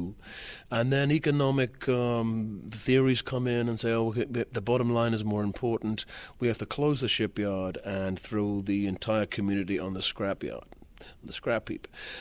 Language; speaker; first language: English; native; English